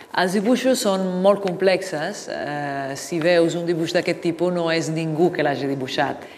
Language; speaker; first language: Catalan; non-native, fluent; Italian